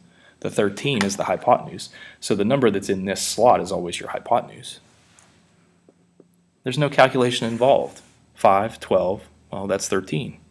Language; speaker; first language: English; native; English